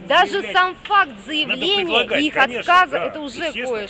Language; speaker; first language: Russian; native; Russian